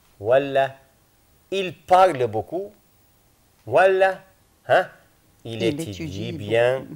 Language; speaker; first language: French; non-native, fluent; Arabic